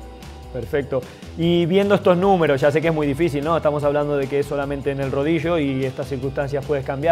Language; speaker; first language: Spanish; native; Spanish